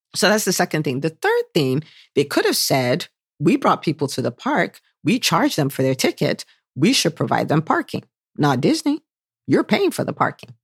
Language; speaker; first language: English; non-native, local second language; Yoruba